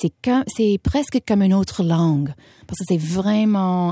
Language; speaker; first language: French; non-native, fluent; English